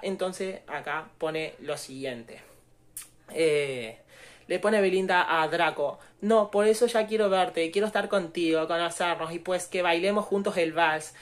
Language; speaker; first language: Spanish; native; Spanish